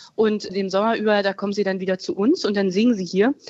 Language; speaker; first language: German; native; German